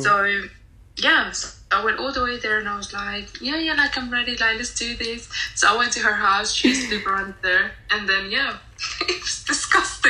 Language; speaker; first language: English; non-native, fluent; Spanish